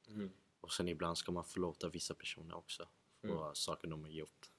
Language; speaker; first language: Swedish; early bilingual, other home language; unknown